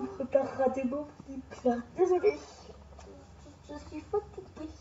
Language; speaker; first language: French; native; French